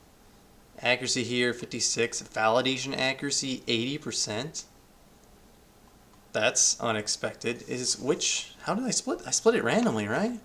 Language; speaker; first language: English; native; English